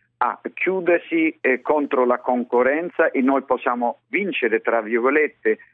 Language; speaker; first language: Italian; non-native, fluent; German